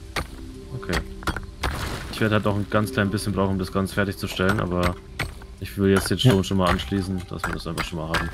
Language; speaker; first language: German; native; German